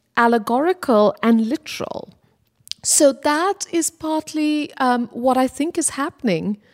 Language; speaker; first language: English; non-native, local second language; Bangla